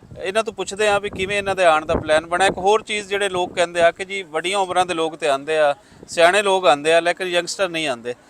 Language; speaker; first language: Punjabi; native; Punjabi